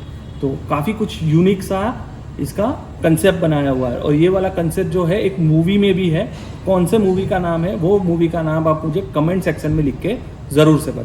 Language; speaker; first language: Hindi; native; Hindi